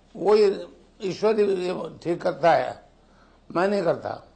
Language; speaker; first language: Hindi; native; Hindi